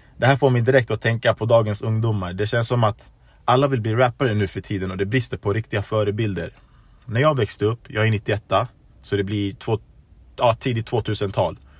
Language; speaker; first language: Swedish; early bilingual, other home language; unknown